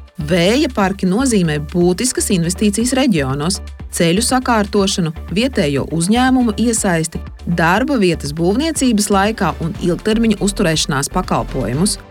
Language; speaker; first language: Latvian; native; Latvian